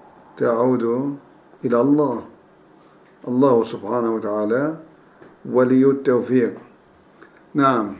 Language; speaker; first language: Arabic; non-native, fluent; Turkish